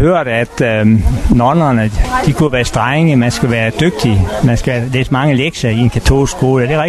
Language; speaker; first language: Danish; native; Danish